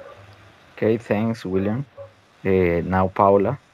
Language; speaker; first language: English; non-native, learner; Spanish